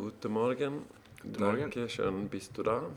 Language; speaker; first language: German; non-native, learner; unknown